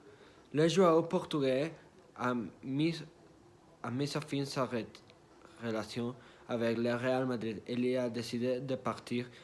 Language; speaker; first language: French; non-native, learner; Spanish